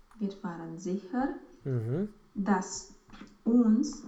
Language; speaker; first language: German; non-native, learner; Romanian